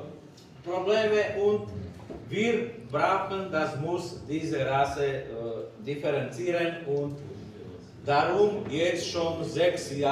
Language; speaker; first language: German; non-native, learner; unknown